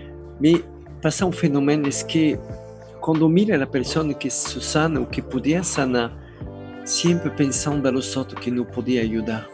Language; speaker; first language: Spanish; non-native, learner; French